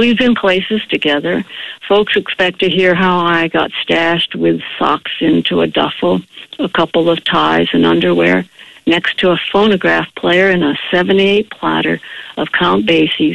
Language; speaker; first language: English; native; English